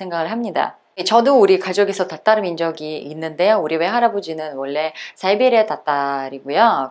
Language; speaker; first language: Korean; non-native, fluent; Uzbek